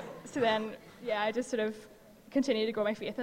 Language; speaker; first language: English; native; English